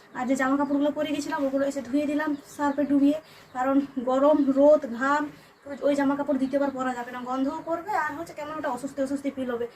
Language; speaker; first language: Bangla; non-native, local second language; Santali